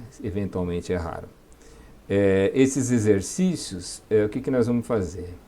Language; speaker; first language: Portuguese; native; Portuguese